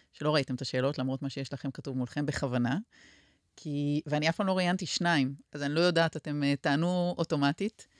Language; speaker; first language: Hebrew; native; Hebrew